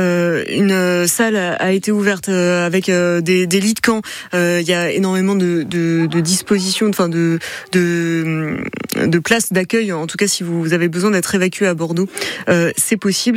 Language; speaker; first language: French; native; French